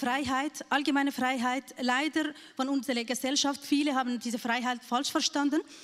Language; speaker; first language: German; non-native, learner; Arabic